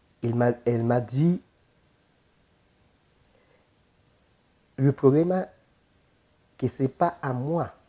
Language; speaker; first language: French; non-native, fluent; Spanish